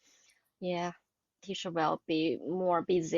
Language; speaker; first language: English; non-native, learner; Chinese